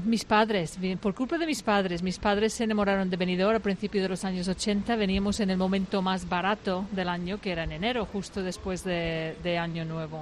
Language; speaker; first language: Spanish; non-native, fluent; English